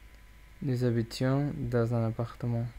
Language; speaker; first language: French; non-native, learner; English